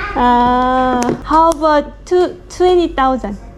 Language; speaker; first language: English; non-native, learner; Korean